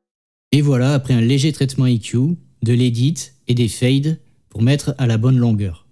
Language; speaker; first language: French; native; French